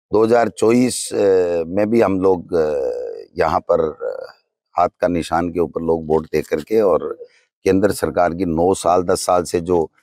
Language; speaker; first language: Hindi; native; Hindi